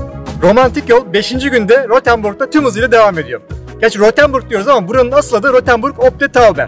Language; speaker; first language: Turkish; native; Turkish